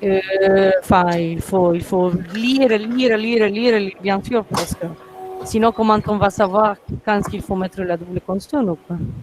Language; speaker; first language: French; non-native, fluent; Spanish